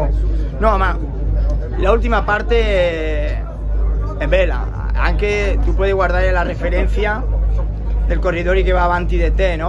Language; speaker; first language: Italian; non-native, learner; Spanish